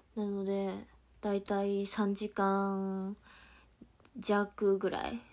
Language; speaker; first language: Japanese; native; Japanese